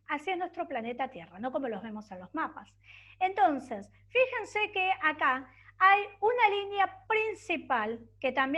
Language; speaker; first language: Spanish; native; Spanish